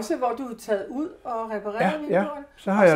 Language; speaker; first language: Danish; native; Danish